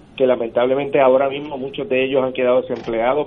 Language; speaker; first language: Spanish; native; Spanish